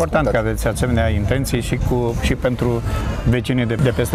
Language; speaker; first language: Romanian; native; Romanian